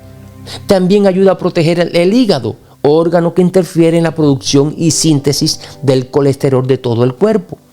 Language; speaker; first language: Spanish; native; Spanish